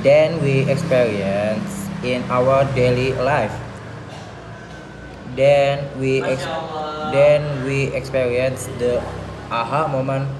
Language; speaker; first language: English; non-native, learner; Indonesian